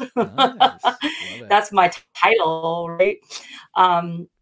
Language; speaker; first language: English; native; English